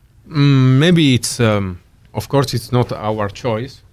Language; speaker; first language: English; non-native, learner; Italian